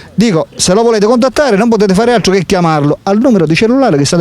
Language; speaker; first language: Italian; native; Italian